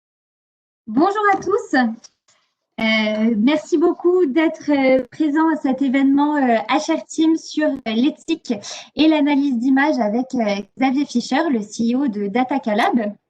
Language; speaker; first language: French; native; French